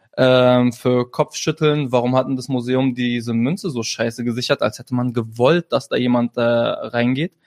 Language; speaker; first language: German; early bilingual, other home language; Arabic